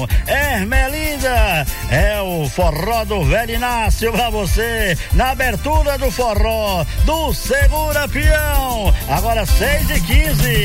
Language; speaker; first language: Portuguese; native; Portuguese